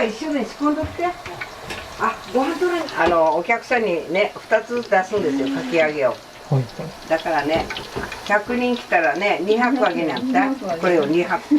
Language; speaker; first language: Japanese; native; Japanese